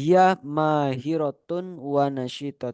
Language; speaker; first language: Arabic; non-native, fluent; Indonesian